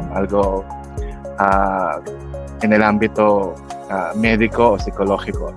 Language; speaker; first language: Spanish; non-native, fluent; Filipino